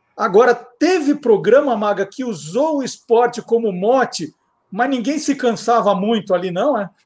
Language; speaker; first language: Portuguese; native; Portuguese